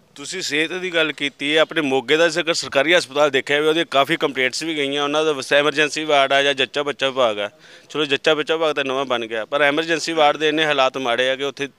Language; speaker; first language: Punjabi; native; Punjabi